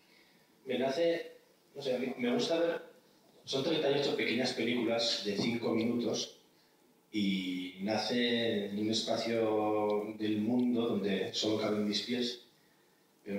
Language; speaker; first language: Spanish; native; Spanish